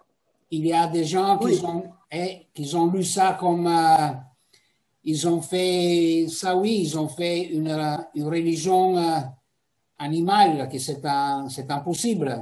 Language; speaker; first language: French; non-native, fluent; Italian